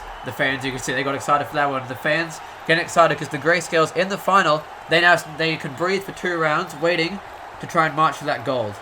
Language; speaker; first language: English; native; English